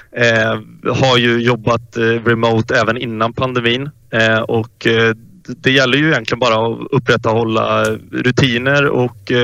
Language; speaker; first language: Swedish; native; Swedish